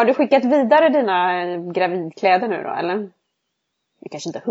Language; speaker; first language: Swedish; native; Swedish